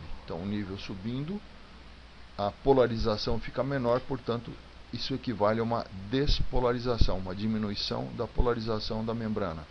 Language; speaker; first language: Portuguese; native; Portuguese